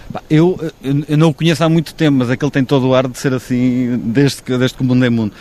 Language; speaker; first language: Portuguese; native; Portuguese